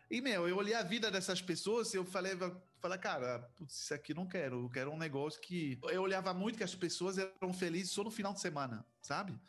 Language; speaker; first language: Portuguese; non-native, fluent; French